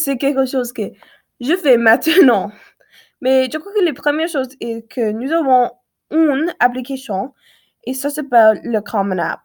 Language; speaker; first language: French; non-native, learner; English